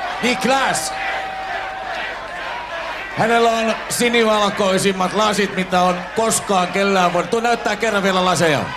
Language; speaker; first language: Finnish; native; Finnish